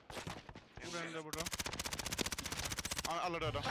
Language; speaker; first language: Swedish; native; Swedish